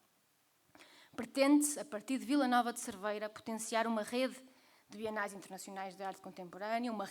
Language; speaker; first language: Portuguese; native; Portuguese